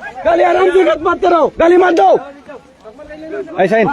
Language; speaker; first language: Hindi; non-native, learner; Bangla